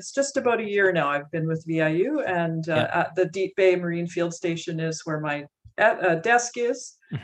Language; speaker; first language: English; native; English